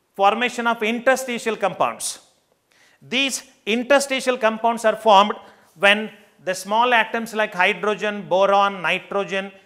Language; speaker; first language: English; non-native, local second language; Kannada